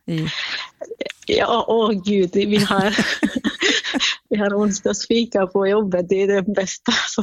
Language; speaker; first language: Swedish; non-native, fluent; Central Kurdish